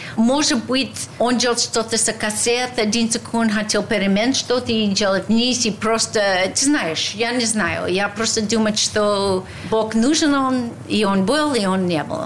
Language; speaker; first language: Russian; non-native, learner; English